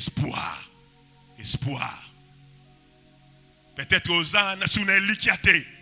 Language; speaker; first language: French; non-native, local second language; Lingala